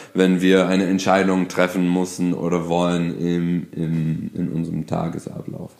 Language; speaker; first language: German; non-native, fluent; English